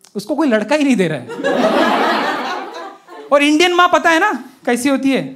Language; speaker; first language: Hindi; non-native, local second language; Gujarati